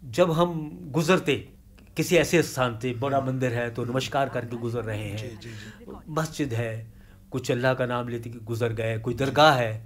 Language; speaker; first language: Hindi; non-native, local second language; Punjabi